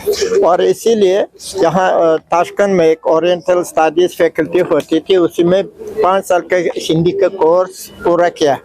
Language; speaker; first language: Hindi; non-native, fluent; Uzbek